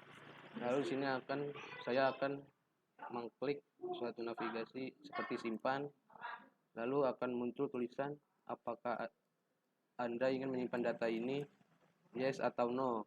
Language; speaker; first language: Indonesian; native; Indonesian